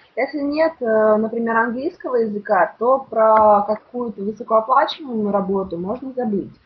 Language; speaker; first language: Russian; native; Russian